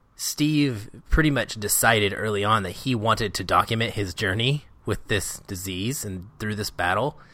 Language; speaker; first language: English; native; English